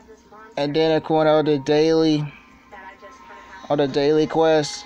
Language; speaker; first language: English; native; English